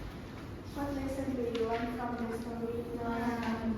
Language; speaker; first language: English; non-native, learner; Indonesian